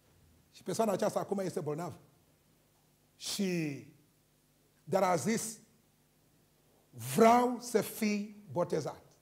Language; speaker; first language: Romanian; non-native, learner; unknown